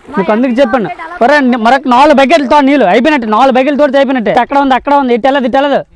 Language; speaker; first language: Telugu; non-native, local second language; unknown